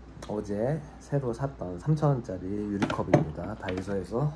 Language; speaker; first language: Korean; native; Korean